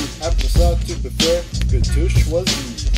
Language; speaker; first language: French; non-native, learner; English